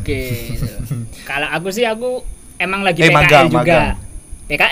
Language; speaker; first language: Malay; non-native, local second language; Javanese